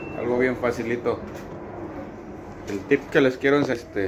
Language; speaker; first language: Spanish; native; Spanish